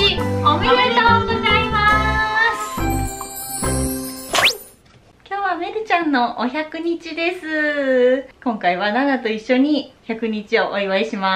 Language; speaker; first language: Japanese; non-native, fluent; Indonesian